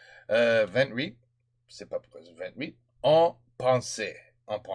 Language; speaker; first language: French; non-native, learner; English